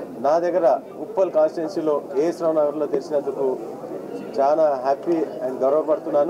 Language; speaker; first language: Telugu; native; Telugu